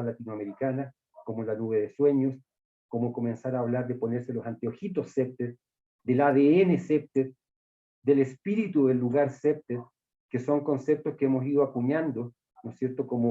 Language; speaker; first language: Spanish; native; Spanish